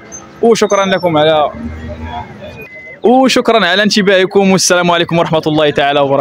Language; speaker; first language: Arabic; native; Arabic